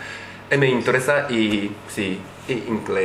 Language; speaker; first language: Portuguese; non-native, learner; Japanese